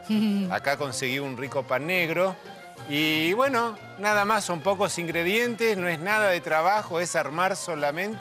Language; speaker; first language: Spanish; native; Spanish